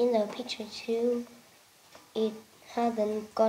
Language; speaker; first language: English; non-native, learner; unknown